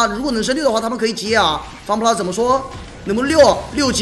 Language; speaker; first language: Chinese; native; Chinese